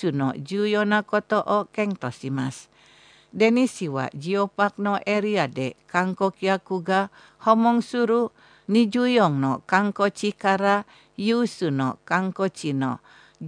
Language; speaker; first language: Japanese; non-native, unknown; Indonesian